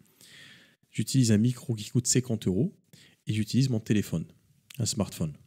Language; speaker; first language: French; native; French